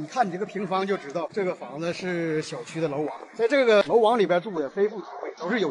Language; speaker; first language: Chinese; native; Chinese